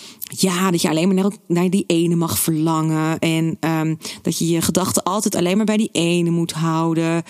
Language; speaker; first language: Dutch; native; Dutch